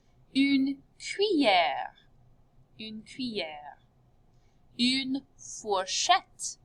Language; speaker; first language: French; non-native, fluent; English